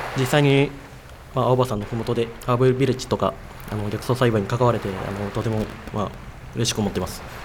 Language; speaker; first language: Japanese; native; Japanese